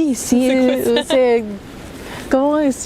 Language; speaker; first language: French; non-native, learner; Thai